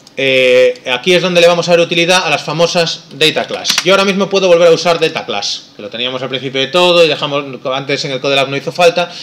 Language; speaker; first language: Spanish; non-native, local second language; Galician